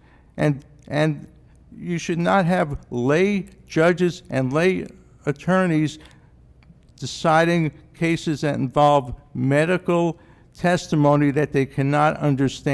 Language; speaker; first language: English; native; English